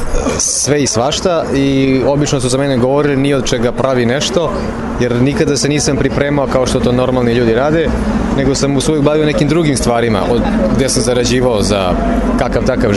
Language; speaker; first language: Serbian; native; Serbian